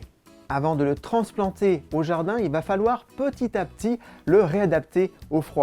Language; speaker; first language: French; native; French